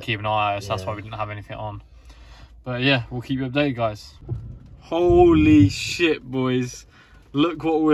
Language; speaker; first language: English; native; English